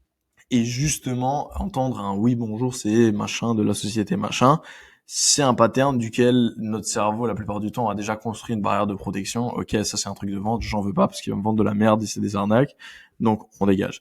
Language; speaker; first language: French; native; French